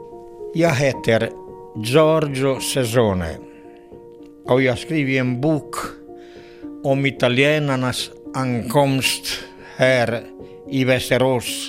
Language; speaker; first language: Swedish; non-native, fluent; Italian